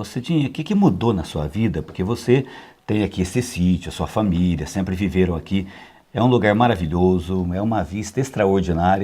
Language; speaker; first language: Portuguese; native; Portuguese